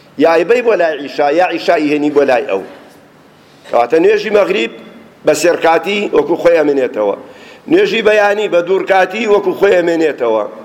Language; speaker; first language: Central Kurdish; native; Central Kurdish